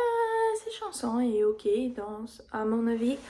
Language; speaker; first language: French; non-native, learner; English